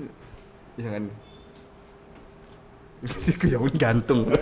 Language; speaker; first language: Indonesian; non-native, local second language; Javanese